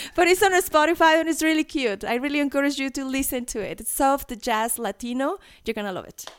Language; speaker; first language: English; non-native, fluent; Spanish